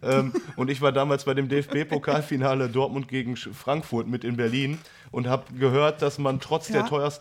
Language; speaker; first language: German; native; German